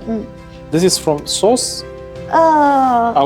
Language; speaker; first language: English; non-native, local second language; Swahili